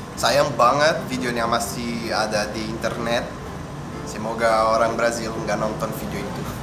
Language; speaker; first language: Indonesian; non-native, fluent; Portuguese